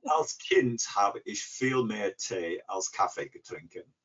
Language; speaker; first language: German; non-native, fluent; English